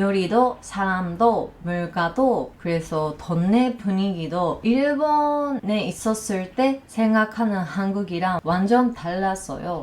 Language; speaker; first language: Korean; non-native, learner; Japanese